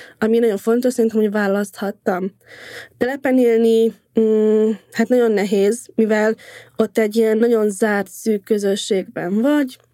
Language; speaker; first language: Hungarian; native; Hungarian